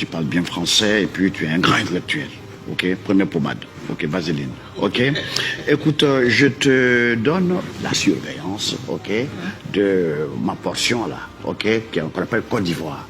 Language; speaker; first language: French; non-native, local second language; Dyula